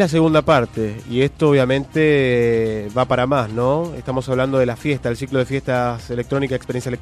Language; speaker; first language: Spanish; native; Spanish